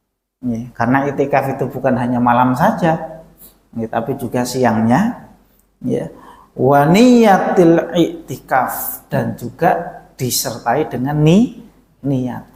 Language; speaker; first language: Indonesian; non-native, local second language; Javanese